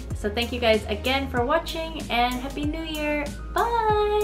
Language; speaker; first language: English; native; English